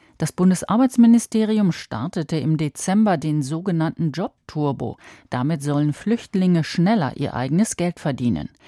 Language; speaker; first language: German; native; German